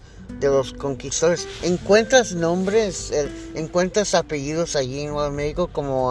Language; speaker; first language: Spanish; early bilingual, heritage; English